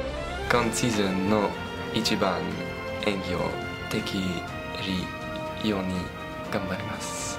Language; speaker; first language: Japanese; non-native, learner; French